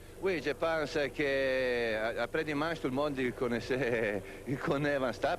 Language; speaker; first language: French; non-native, fluent; Italian